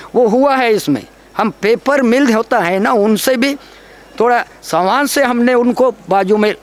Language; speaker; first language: Hindi; non-native, local second language; Gondi